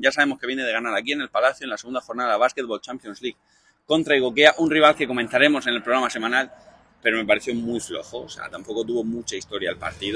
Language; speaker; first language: Spanish; native; Spanish